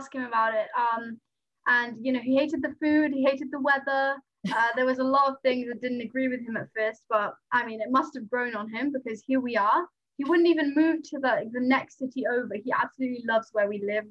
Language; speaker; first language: English; non-native, local second language; Nepali